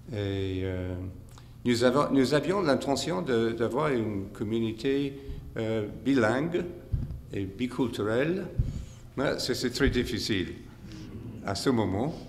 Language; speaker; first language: French; non-native, fluent; English